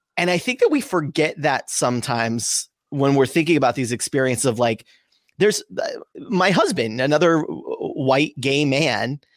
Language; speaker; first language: English; native; English